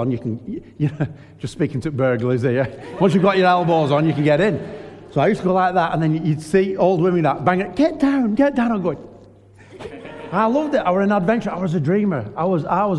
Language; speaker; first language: English; native; English